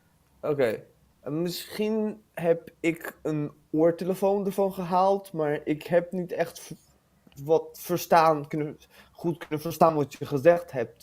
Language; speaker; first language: Dutch; early bilingual, heritage; Dutch